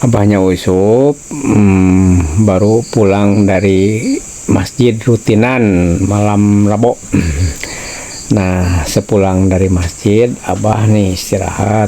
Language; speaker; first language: Indonesian; non-native, local second language; Sundanese